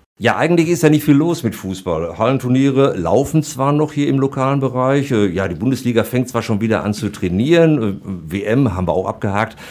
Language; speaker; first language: German; native; German